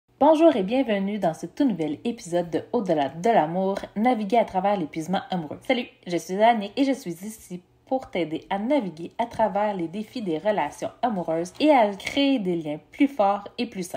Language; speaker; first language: French; native; French